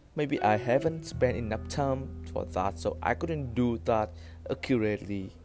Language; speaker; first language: English; non-native, learner; Vietnamese